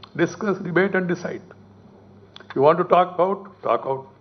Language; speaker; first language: English; non-native, local second language; Telugu